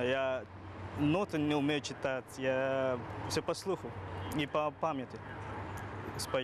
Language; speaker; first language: Russian; non-native, learner; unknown